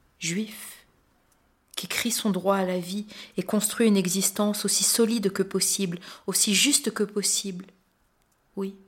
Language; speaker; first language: French; native; French